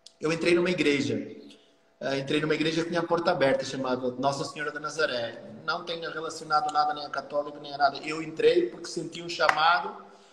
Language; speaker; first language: Portuguese; native; Portuguese